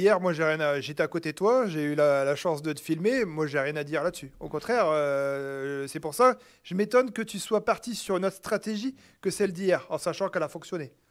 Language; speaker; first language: French; native; French